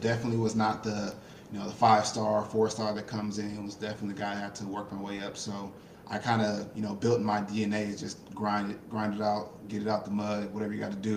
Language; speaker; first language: English; native; English